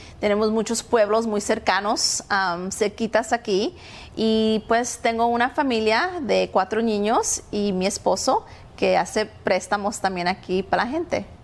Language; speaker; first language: Spanish; early bilingual, heritage; Spanish